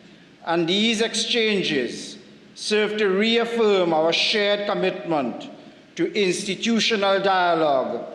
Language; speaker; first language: English; native; English